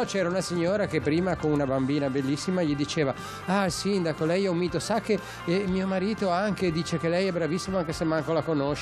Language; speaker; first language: Italian; native; Italian